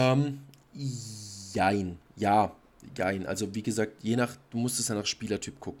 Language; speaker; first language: German; native; German